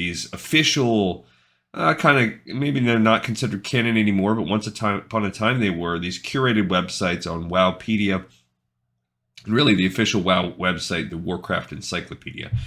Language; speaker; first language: English; native; English